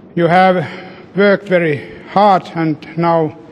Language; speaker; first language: English; non-native, learner; Finnish